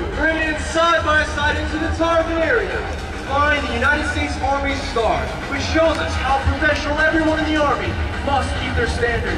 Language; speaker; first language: English; native; English